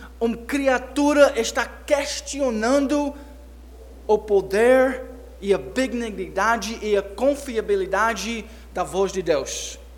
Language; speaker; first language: Portuguese; non-native, fluent; English